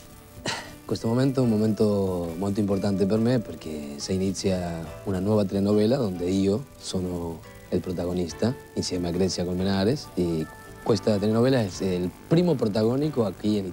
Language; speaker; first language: Italian; non-native, learner; Spanish